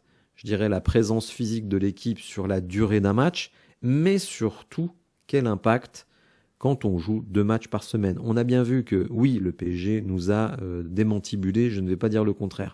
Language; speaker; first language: French; native; French